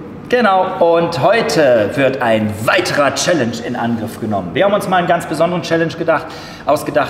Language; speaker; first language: German; native; German